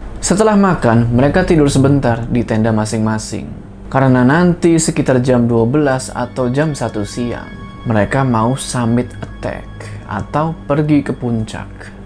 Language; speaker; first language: Indonesian; native; Indonesian